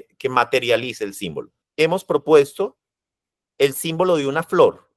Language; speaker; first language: Spanish; native; Spanish